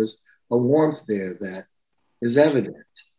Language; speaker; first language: English; native; English